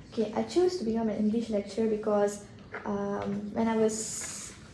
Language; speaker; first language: English; non-native, learner; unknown